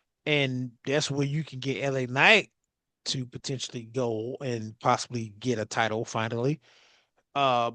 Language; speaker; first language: English; native; English